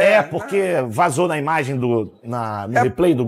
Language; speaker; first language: Portuguese; native; Portuguese